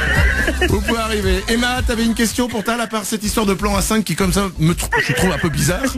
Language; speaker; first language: French; native; French